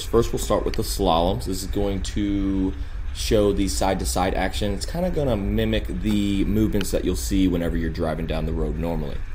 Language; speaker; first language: English; native; English